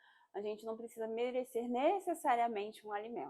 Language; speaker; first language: Portuguese; native; Portuguese